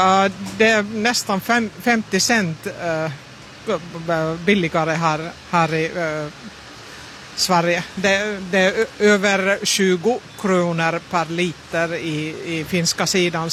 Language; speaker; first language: Swedish; non-native, learner; Finnish